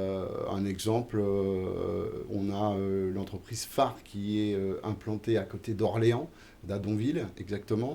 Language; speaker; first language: French; native; French